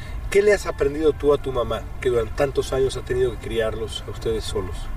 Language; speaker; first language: Spanish; native; Spanish